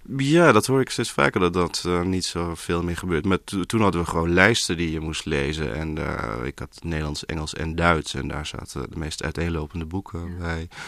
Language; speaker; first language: Dutch; early bilingual, other home language; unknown